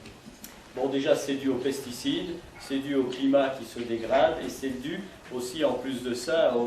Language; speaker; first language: French; native; French